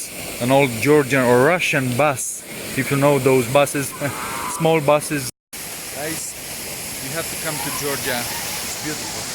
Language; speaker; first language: English; non-native, learner; Romanian